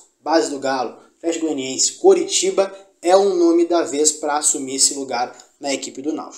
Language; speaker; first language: Portuguese; native; Portuguese